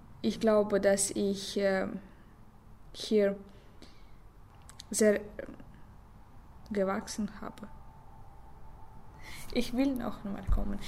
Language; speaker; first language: German; non-native, learner; Russian